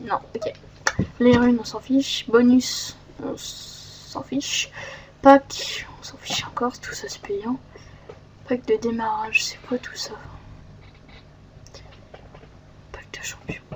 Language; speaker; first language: French; native; French